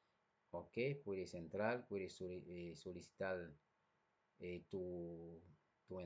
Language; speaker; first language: Spanish; non-native, fluent; Haitian Creole